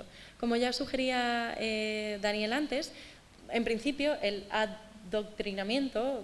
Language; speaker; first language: Spanish; native; Spanish